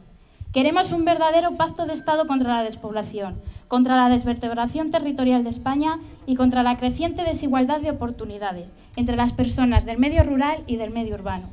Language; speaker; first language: Spanish; native; Spanish